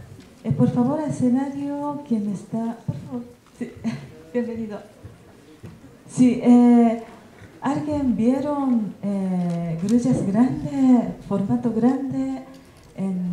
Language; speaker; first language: Spanish; non-native, learner; Japanese